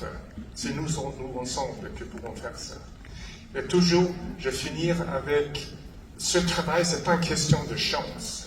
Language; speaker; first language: French; non-native, fluent; English